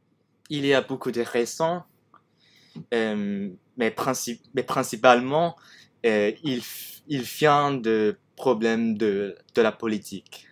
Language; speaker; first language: French; non-native, learner; Cantonese